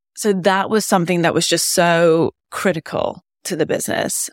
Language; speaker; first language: English; native; English